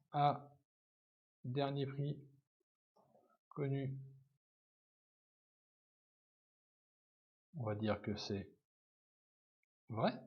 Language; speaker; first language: French; native; French